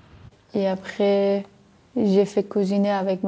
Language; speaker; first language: French; non-native, learner; Persian